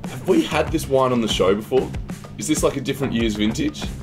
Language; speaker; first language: English; native; English